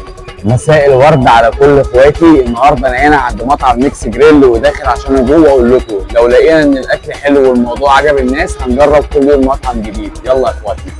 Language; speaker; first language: Arabic; native; Arabic